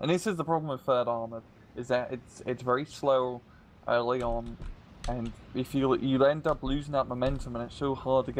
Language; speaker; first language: English; native; English